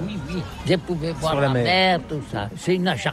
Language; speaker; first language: French; non-native, learner; Catalan